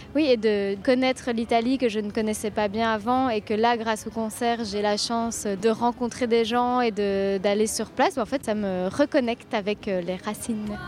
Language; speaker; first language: French; native; French